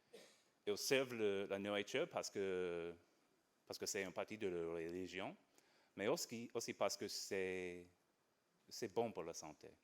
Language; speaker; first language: French; non-native, fluent; English